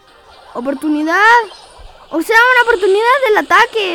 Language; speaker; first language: Spanish; native; Spanish